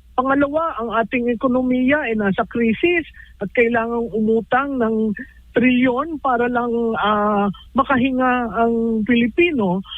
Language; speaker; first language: Filipino; native; Filipino